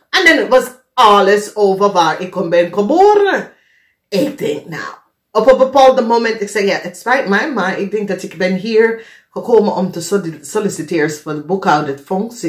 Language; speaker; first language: Dutch; non-native, fluent; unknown